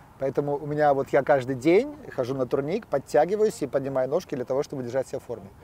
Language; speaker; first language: Russian; native; Russian